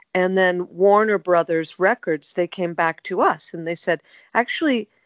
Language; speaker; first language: English; native; English